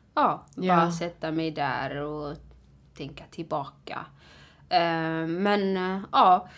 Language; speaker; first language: Swedish; non-native, fluent; Tigrinya